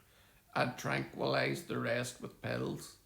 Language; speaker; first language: English; native; English